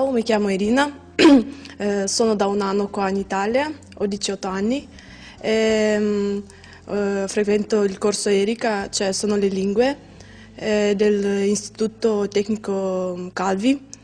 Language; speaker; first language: Italian; non-native, learner; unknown